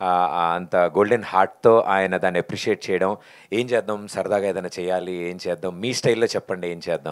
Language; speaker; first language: Telugu; native; Telugu